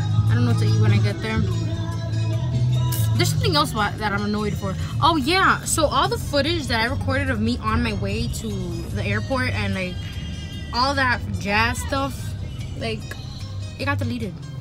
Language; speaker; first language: English; early bilingual, other home language; Spanish